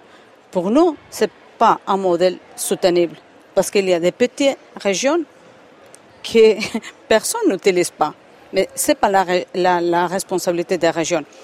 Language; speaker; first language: French; non-native, fluent; Spanish